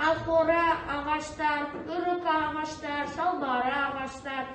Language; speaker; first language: Kazakh; non-native, local second language; Russian